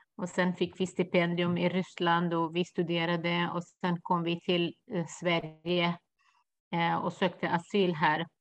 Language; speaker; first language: Swedish; non-native, fluent; Kurdish